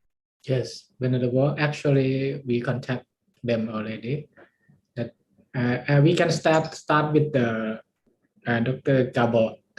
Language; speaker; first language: English; non-native, learner; Thai